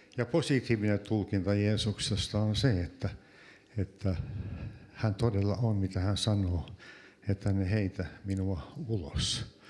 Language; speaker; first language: Finnish; native; Finnish